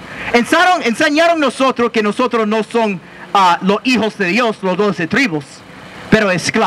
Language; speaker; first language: Spanish; non-native, learner; English